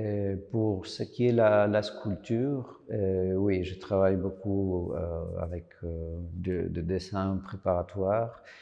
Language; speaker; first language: French; non-native, fluent; Spanish